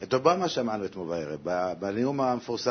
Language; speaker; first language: Hebrew; native; Hebrew